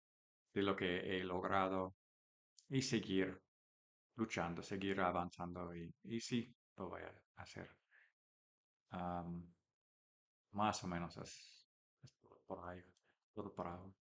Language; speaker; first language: Spanish; non-native, learner; English